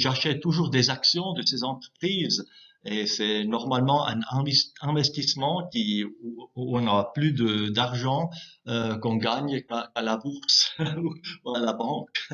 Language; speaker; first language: French; non-native, local second language; German